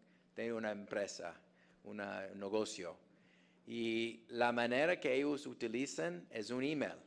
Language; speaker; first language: Spanish; non-native, fluent; English